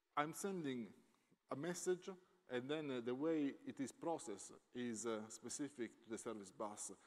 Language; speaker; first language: English; non-native, fluent; Italian